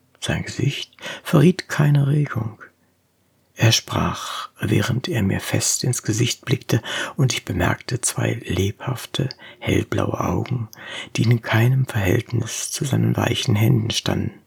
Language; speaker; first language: German; native; German